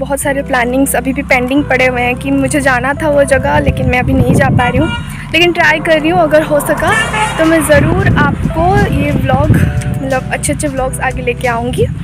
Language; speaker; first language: Hindi; native; Hindi